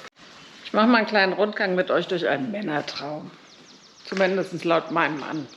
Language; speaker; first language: German; native; German